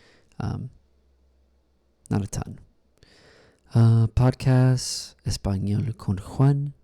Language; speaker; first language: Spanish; non-native, learner; English